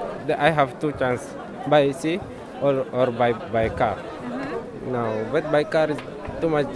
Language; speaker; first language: English; non-native, learner; Arabic